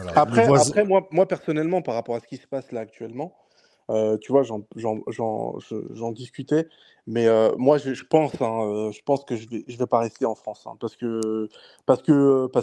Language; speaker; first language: French; native; French